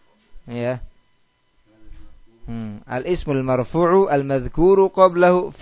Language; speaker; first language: Arabic; non-native, fluent; Indonesian